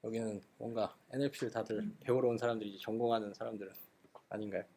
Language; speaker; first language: Korean; native; Korean